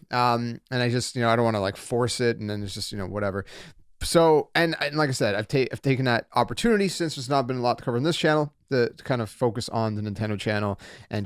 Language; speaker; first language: English; native; English